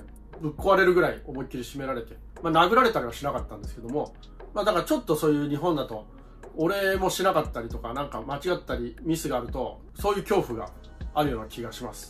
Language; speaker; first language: Japanese; native; Japanese